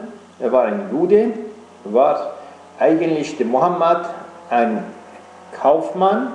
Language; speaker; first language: German; non-native, fluent; Persian